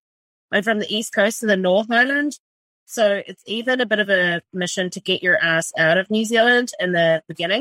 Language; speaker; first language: English; native; English